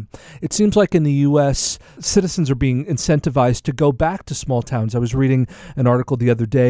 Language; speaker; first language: English; native; English